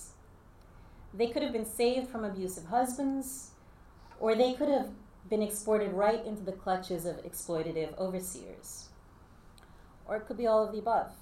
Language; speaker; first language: English; native; English